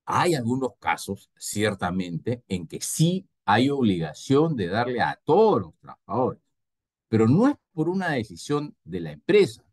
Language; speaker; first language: Spanish; native; Spanish